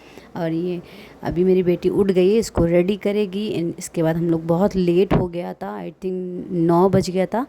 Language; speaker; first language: Hindi; native; Hindi